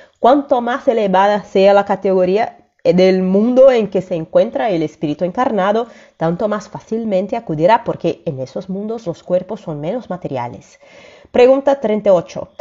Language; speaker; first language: Spanish; non-native, fluent; Portuguese